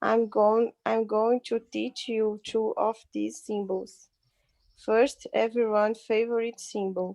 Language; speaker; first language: English; non-native, learner; Portuguese